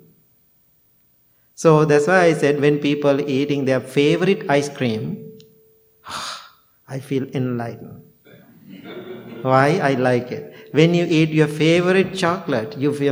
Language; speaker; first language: English; non-native, local second language; Sinhala